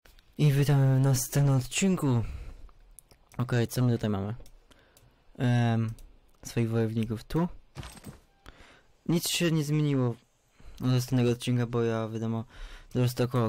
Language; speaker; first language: Polish; early bilingual, heritage; Polish